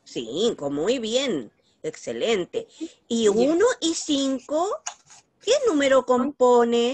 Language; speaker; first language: Spanish; native; Spanish